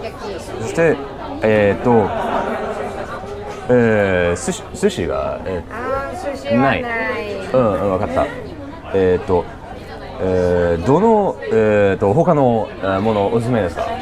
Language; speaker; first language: Japanese; non-native, learner; English